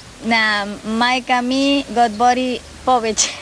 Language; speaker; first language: Bulgarian; non-native, learner; Spanish